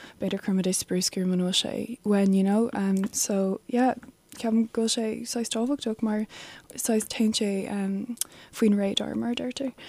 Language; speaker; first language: Irish; non-native, local second language; English